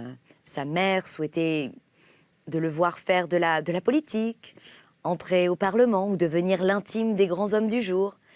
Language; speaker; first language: French; native; French